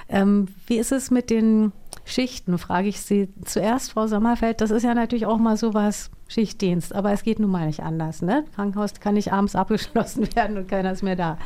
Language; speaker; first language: German; native; German